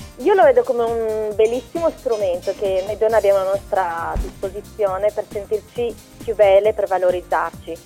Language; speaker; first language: Italian; early bilingual, other home language; Albanian